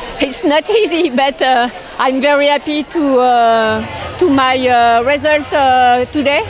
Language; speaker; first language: English; non-native, learner; French